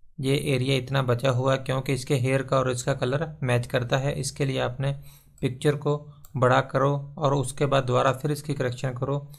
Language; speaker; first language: Hindi; non-native, local second language; Punjabi